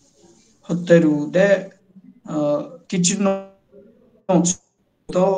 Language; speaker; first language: Japanese; non-native, learner; Nepali